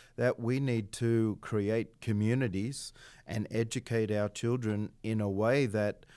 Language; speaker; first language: English; native; English